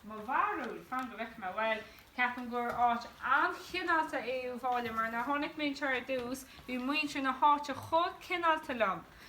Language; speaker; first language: Irish; native; Irish